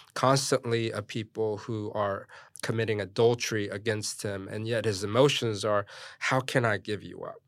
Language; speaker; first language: English; early bilingual, other home language; Korean